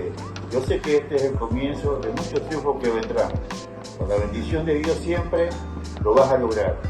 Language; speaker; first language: Spanish; native; Spanish